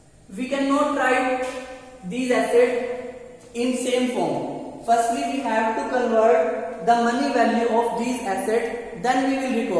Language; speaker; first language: English; non-native, local second language; Hindi